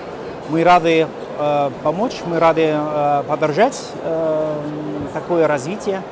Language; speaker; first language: Russian; non-native, fluent; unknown